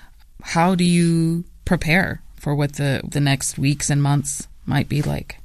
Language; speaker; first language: English; native; English